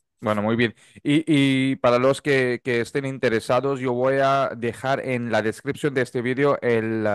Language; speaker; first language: Spanish; non-native, fluent; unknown